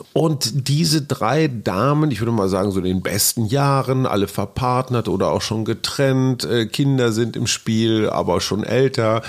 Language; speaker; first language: German; native; German